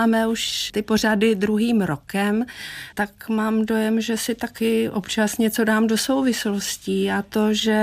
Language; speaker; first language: Czech; native; Czech